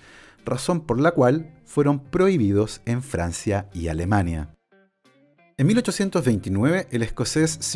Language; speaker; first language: Spanish; native; Spanish